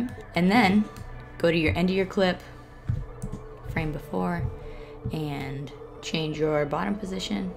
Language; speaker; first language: English; native; English